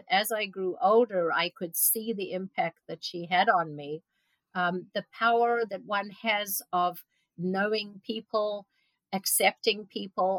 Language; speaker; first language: English; native; English